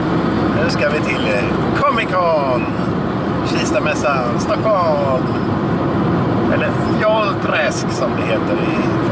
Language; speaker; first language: Swedish; native; Swedish